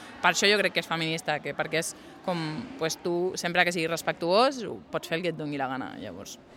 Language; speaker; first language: Catalan; non-native, local second language; Spanish